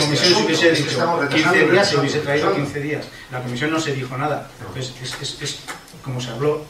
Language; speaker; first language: Spanish; native; Spanish